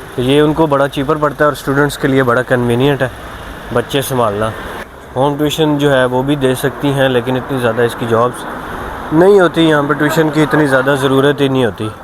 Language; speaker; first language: Urdu; non-native, local second language; Punjabi